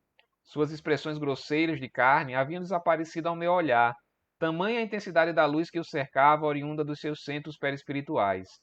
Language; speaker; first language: Portuguese; native; Portuguese